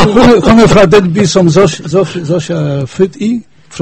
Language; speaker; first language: Danish; non-native, fluent; Polish